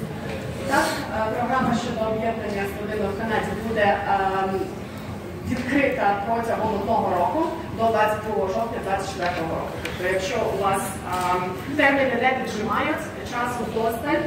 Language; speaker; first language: Ukrainian; native; Ukrainian